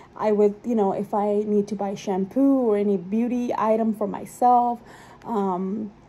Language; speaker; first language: English; non-native, local second language; Urdu